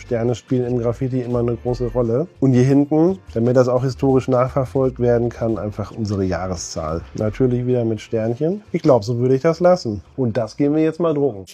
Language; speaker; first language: German; native; German